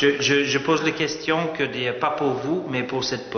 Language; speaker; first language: French; non-native, fluent; English